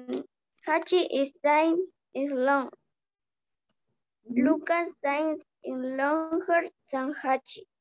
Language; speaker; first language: English; non-native, learner; Spanish